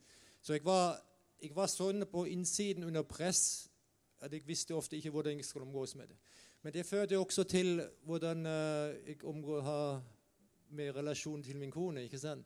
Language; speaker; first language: Norwegian; non-native, fluent; German